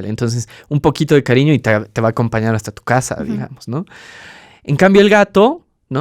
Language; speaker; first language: Spanish; native; Spanish